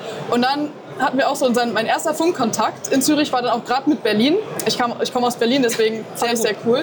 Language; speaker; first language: German; native; German